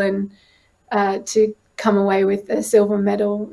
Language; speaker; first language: English; native; English